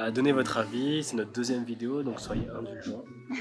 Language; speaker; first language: French; native; French